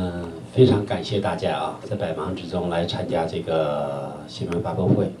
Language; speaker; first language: Chinese; native; Chinese